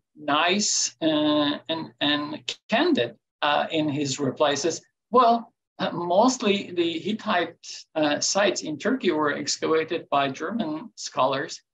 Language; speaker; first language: English; non-native, fluent; Turkish